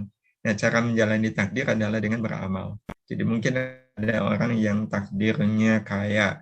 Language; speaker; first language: Indonesian; native; Indonesian